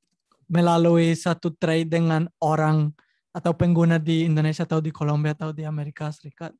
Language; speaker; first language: Indonesian; non-native, learner; Spanish